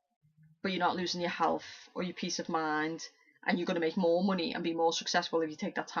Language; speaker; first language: English; native; English